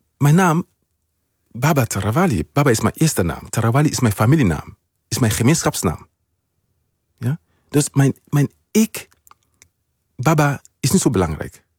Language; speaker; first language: Dutch; non-native, fluent; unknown